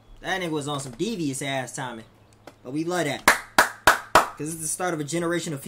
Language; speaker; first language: English; native; English